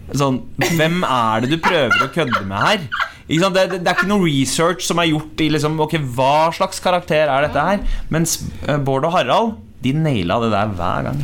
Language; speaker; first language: Norwegian; early bilingual, other home language; Punjabi